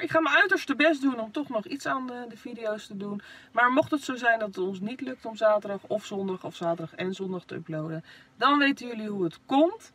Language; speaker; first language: Dutch; native; Dutch